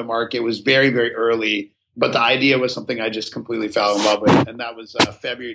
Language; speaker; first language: English; native; English